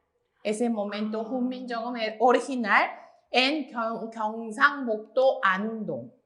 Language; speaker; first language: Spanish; non-native, fluent; Korean